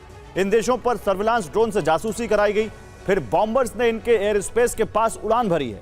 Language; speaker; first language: Hindi; native; Hindi